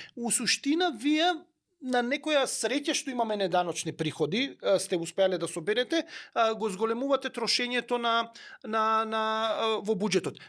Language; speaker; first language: Macedonian; native; Macedonian